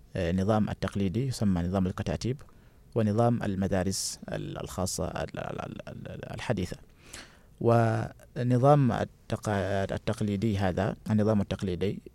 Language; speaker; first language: Arabic; non-native, fluent; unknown